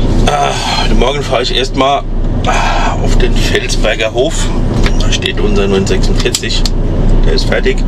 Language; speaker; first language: German; native; German